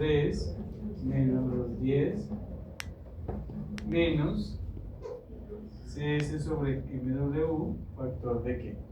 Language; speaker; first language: Spanish; native; Spanish